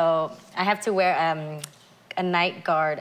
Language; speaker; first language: English; early bilingual, other home language; Vietnamese